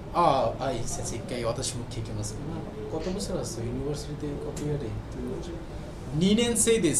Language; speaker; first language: Japanese; non-native, learner; Bangla